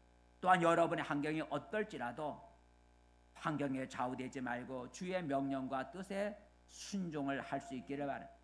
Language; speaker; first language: Korean; native; Korean